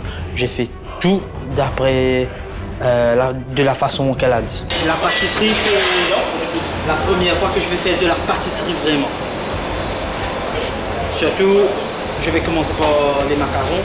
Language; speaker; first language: French; non-native, local second language; Morisyen